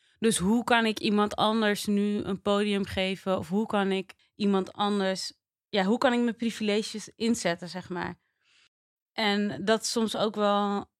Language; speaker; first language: Dutch; native; Dutch